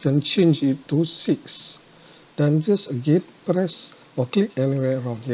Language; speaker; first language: English; non-native, local second language; Malay